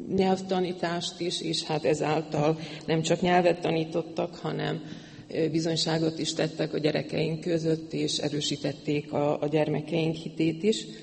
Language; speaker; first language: Hungarian; native; Hungarian